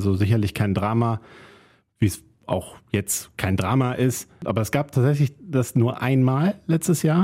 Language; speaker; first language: German; native; German